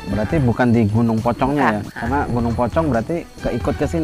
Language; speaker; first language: Indonesian; native; Indonesian